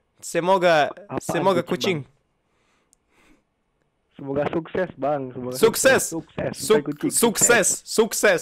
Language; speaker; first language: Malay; non-native, learner; Russian